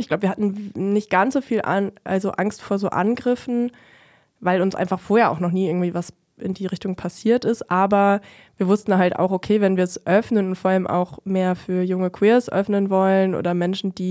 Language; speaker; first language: German; native; German